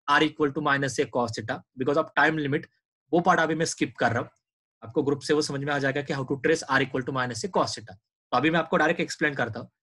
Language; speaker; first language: Hindi; non-native, local second language; Marathi